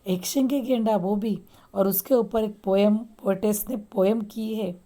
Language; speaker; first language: Hindi; non-native, local second language; Marathi